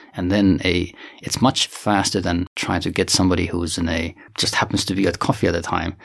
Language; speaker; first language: English; non-native, fluent; Finnish